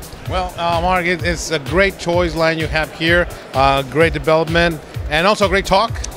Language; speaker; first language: English; non-native, learner; Spanish